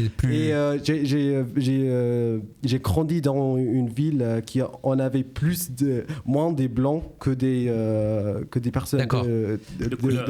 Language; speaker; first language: French; non-native, learner; English